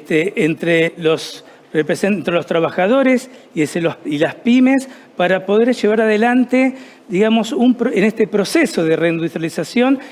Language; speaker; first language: Spanish; native; Spanish